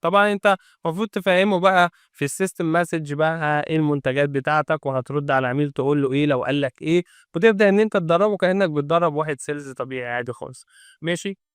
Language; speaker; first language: Arabic; native; Arabic